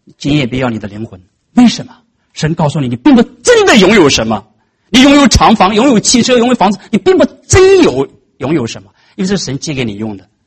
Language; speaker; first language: Chinese; native; Chinese